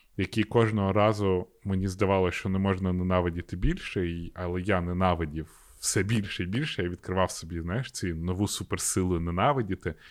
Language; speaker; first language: Ukrainian; non-native, local second language; Russian